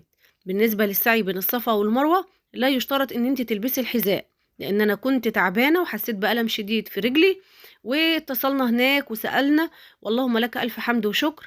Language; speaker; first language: Arabic; native; Arabic